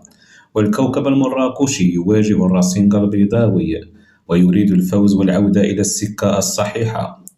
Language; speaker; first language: Arabic; native; Arabic